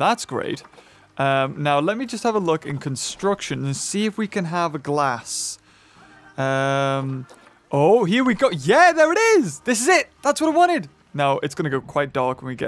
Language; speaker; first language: English; native; English